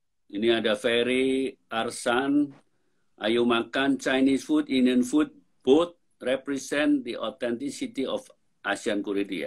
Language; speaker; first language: English; non-native, fluent; Indonesian